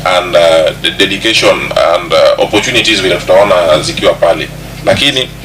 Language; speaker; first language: English; non-native, local second language; Gusii